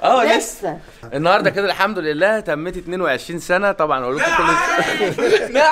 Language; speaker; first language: Arabic; native; Arabic